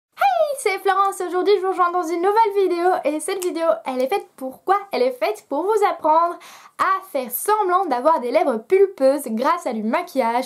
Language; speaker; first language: French; native; French